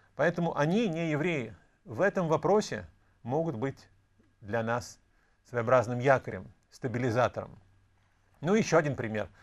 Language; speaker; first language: Russian; native; Russian